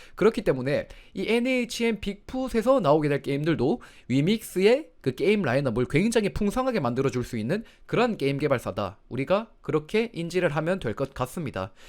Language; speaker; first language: Korean; native; Korean